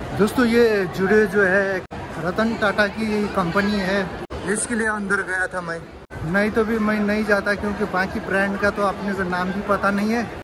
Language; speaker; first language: Hindi; native; Hindi